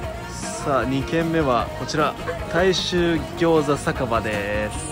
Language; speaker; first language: Japanese; native; Japanese